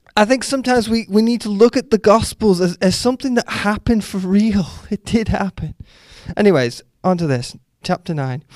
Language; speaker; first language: English; native; English